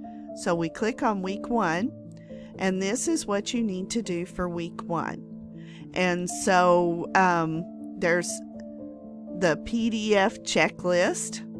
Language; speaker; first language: English; native; English